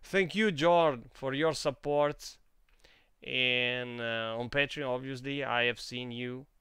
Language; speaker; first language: English; non-native, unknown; Italian